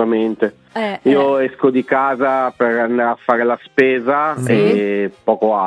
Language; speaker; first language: Italian; native; Italian